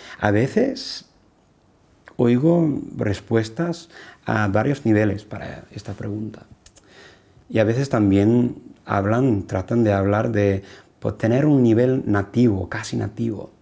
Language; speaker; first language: Spanish; non-native, fluent; English